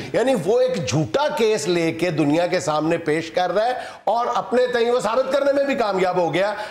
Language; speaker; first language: Urdu; non-native, local second language; Punjabi